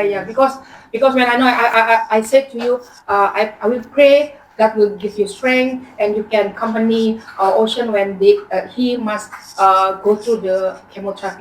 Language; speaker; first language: English; non-native, learner; Indonesian